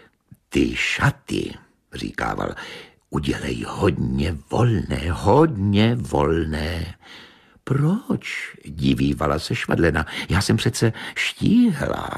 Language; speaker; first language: Czech; native; Czech